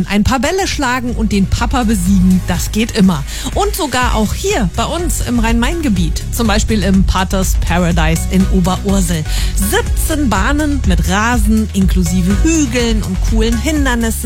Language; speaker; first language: German; native; German